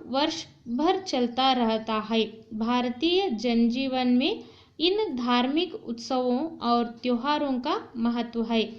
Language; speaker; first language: Hindi; non-native, local second language; Kannada